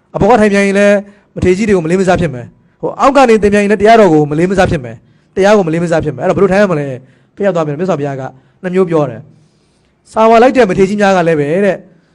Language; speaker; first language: Burmese; native; Burmese